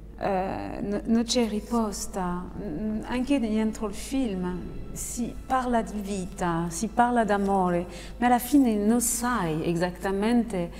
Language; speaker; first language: Italian; non-native, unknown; French